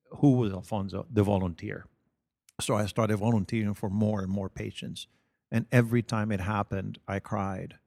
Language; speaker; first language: English; non-native, fluent; Spanish